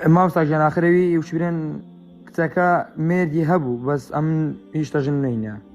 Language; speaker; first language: Central Kurdish; native; Central Kurdish